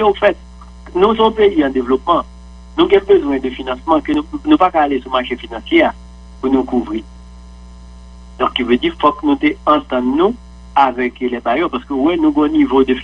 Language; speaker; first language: French; non-native, local second language; Haitian Creole